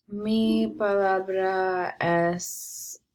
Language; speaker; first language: Spanish; non-native, learner; English